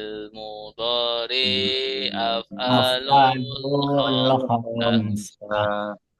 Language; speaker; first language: Arabic; non-native, fluent; Indonesian